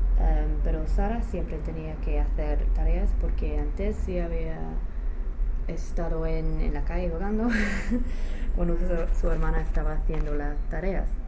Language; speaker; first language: Spanish; non-native, learner; English